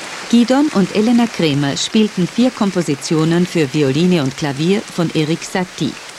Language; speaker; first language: German; native; German